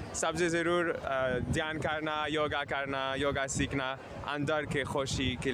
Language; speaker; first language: Hindi; non-native, learner; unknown